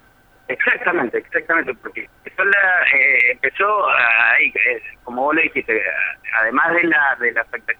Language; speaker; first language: Spanish; native; Spanish